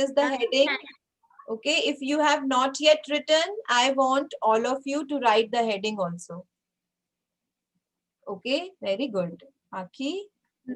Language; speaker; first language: English; non-native, local second language; Hindi